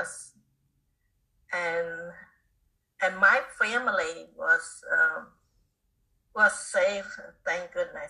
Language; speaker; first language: English; non-native, fluent; Khmer